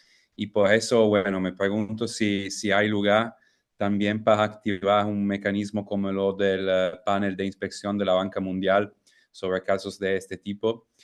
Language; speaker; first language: Spanish; non-native, fluent; Italian